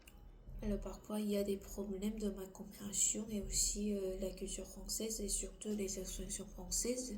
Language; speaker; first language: French; non-native, learner; Korean